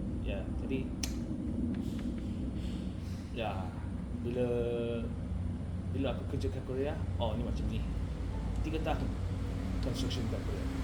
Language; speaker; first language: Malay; non-native, learner; Korean